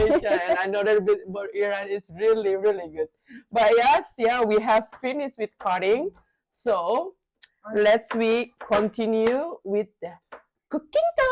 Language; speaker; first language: English; non-native, learner; Indonesian